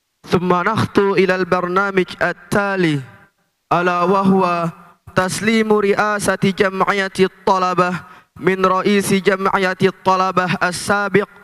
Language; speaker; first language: Arabic; non-native, learner; Indonesian